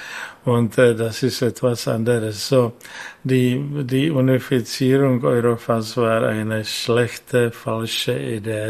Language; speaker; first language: German; non-native, fluent; Czech